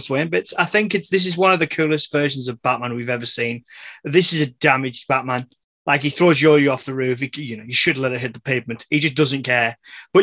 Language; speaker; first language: English; native; English